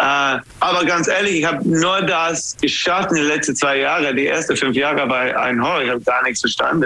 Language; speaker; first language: German; non-native, learner; English